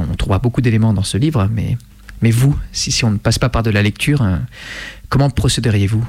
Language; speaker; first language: French; native; French